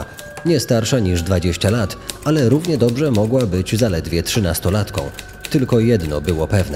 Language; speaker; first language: Polish; native; Polish